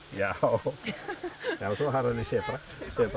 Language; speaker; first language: Swedish; non-native, learner; Icelandic